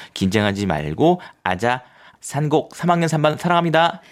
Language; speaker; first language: Korean; native; Korean